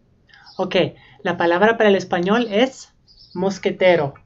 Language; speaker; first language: Spanish; non-native, learner; English